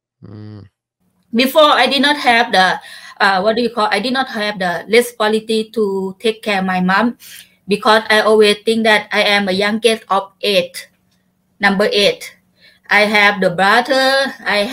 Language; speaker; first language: English; non-native, learner; Thai